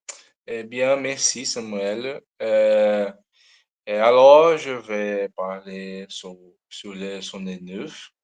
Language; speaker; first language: French; non-native, learner; Portuguese